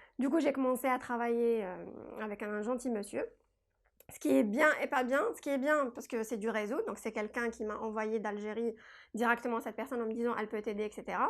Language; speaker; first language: French; non-native, local second language; Kabyle